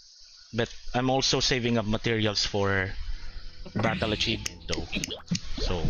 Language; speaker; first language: English; non-native, local second language; Filipino